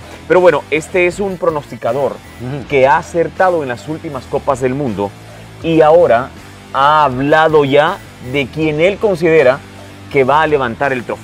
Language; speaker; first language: Spanish; native; Spanish